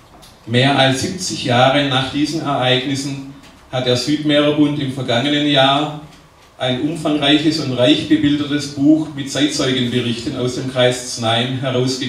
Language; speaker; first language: German; native; German